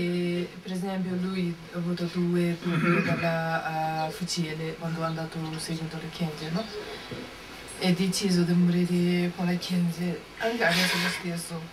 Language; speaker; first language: Italian; non-native, learner; Tibetan